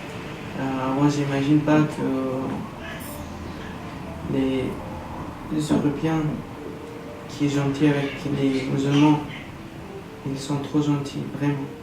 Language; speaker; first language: French; non-native, learner; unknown